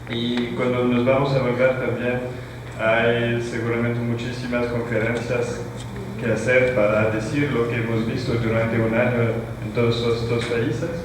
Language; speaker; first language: Spanish; non-native, learner; French